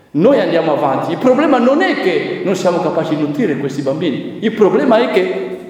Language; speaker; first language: Italian; non-native, fluent; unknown